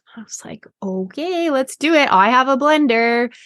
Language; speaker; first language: English; native; English